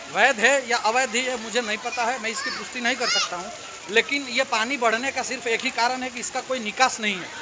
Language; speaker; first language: Hindi; non-native, local second language; Gujarati